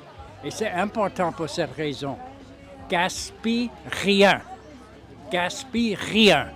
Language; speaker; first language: French; non-native, local second language; English